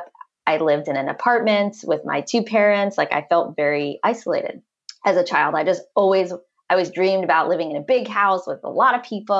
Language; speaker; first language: English; native; English